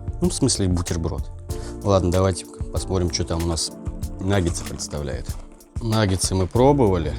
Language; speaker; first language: Russian; native; Russian